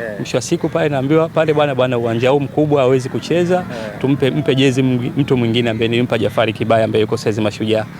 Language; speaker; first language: Swahili; native; Swahili